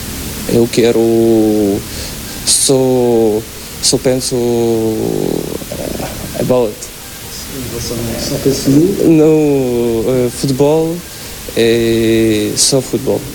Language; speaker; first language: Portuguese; non-native, learner; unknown